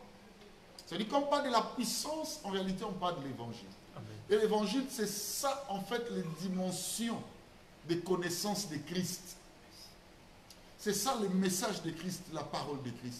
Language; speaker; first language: French; non-native, local second language; Lingala